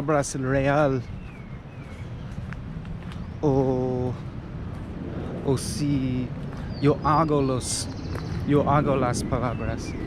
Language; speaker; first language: Spanish; non-native, learner; English